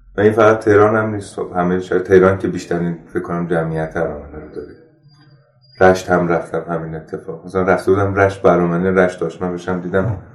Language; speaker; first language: Persian; non-native, local second language; Armenian